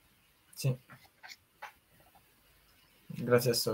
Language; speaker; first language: Spanish; non-native, fluent; French